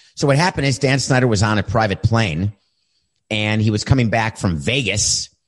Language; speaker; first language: English; native; English